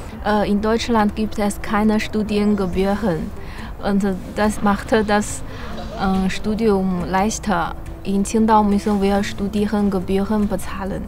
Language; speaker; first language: German; non-native, learner; Chinese